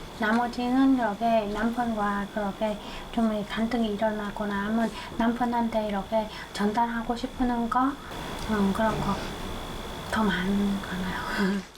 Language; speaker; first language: Korean; non-native, fluent; Vietnamese